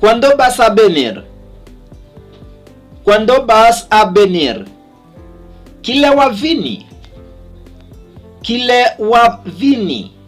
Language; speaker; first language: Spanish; non-native, learner; Haitian Creole